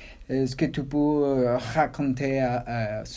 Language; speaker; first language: French; non-native, learner; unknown